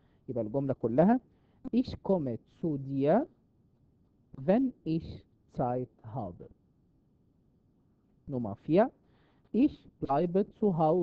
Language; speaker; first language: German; non-native, fluent; Arabic